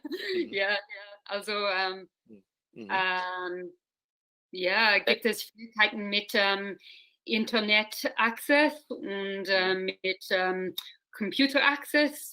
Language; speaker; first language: German; non-native, learner; English